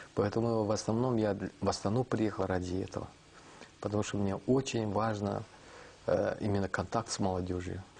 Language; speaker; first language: Russian; non-native, local second language; Kazakh